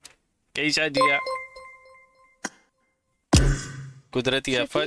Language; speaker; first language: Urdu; non-native, local second language; Pashto